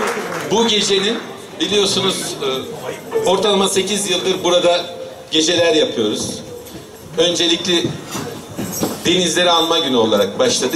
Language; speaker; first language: Turkish; native; Turkish